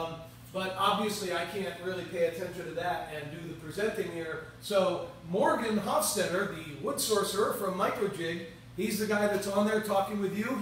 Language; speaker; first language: English; native; English